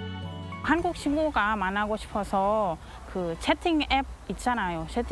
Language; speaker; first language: Korean; non-native, learner; Thai